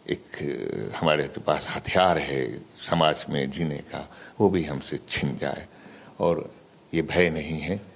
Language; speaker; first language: Hindi; native; Hindi